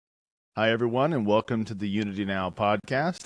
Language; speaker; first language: English; native; English